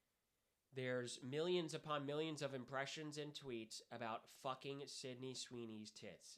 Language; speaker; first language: English; native; English